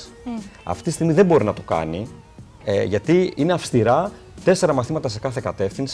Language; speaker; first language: Greek; native; Greek